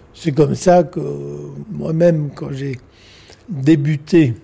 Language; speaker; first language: French; native; French